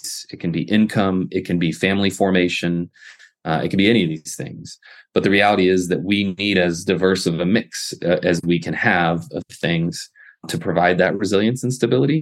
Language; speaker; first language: English; native; English